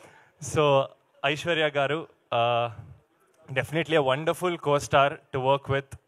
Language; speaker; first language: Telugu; non-native, learner; Kannada